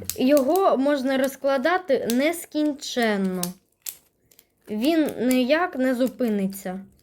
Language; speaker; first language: Ukrainian; native; Ukrainian